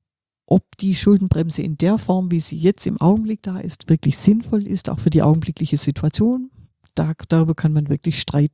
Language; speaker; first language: German; native; German